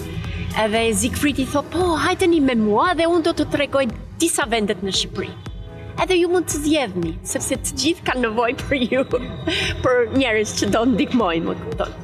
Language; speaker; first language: Albanian; non-native, learner; English